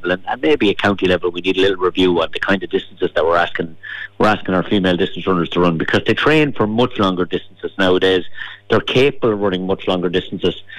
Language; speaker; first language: English; native; English